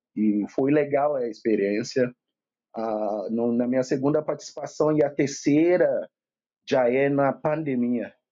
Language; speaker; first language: Portuguese; non-native, fluent; Yoruba